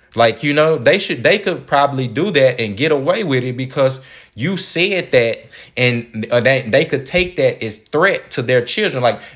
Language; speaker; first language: English; native; English